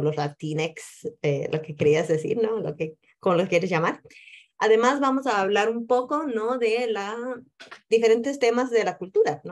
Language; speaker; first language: Spanish; early bilingual, heritage; Spanish